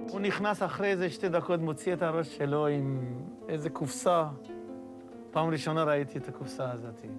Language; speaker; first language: Hebrew; non-native, fluent; Persian